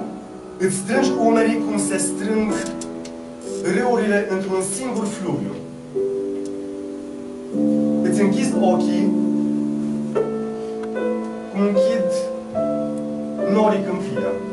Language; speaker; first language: Romanian; native; Romanian